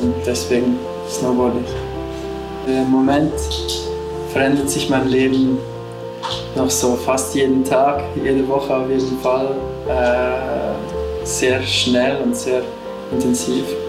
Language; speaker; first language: German; early bilingual, other home language; Russian